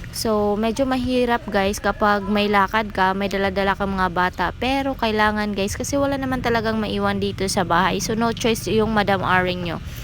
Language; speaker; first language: Filipino; native; Filipino